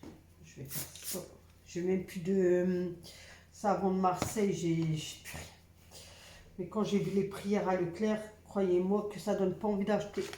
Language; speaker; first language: French; native; French